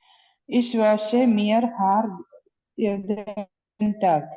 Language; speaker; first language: German; non-native, learner; Malayalam